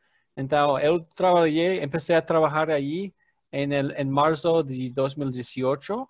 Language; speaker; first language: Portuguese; non-native, learner; English